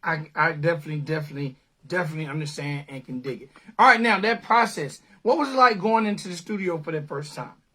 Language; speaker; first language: English; native; English